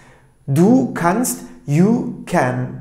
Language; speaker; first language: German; non-native, fluent; Turkish